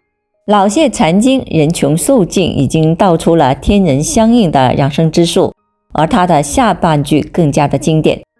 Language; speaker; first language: Chinese; native; Chinese